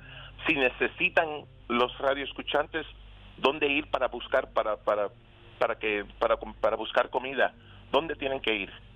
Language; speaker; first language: Spanish; early bilingual, other home language; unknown